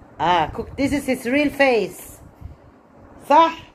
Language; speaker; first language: English; non-native, learner; German